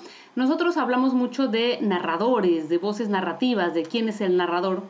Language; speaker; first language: Spanish; native; Spanish